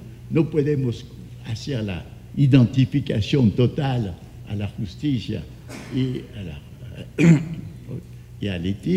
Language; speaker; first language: Spanish; non-native, fluent; French